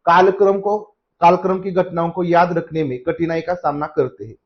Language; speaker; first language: Hindi; non-native, local second language; Marathi